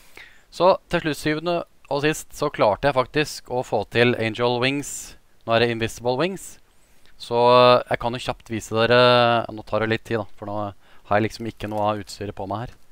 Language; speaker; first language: Norwegian; native; Norwegian